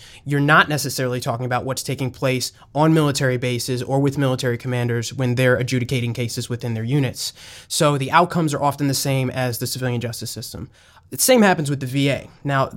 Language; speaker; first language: English; native; English